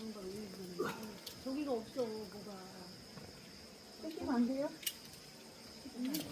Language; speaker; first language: Korean; native; Korean